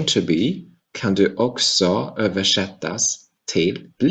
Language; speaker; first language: Swedish; non-native, fluent; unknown